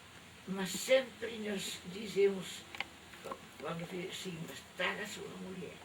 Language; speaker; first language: Portuguese; non-native, fluent; Dutch